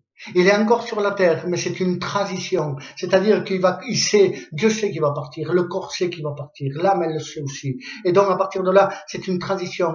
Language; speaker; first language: French; native; French